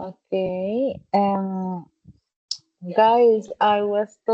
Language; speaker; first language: English; non-native, fluent; Spanish